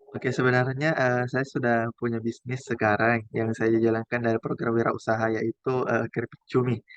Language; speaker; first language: Indonesian; native; Indonesian